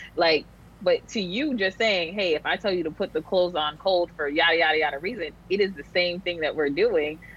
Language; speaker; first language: English; native; English